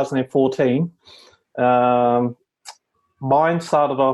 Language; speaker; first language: English; native; English